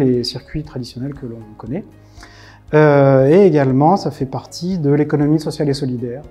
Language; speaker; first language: French; native; French